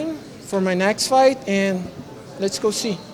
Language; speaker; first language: English; non-native, learner; Portuguese